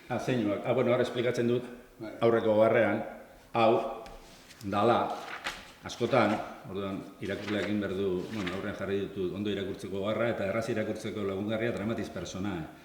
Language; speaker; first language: Basque; native; Basque